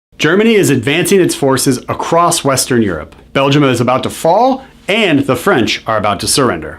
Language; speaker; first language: English; native; English